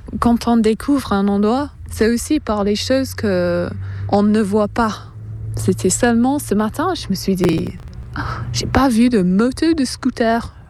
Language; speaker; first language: French; non-native, fluent; English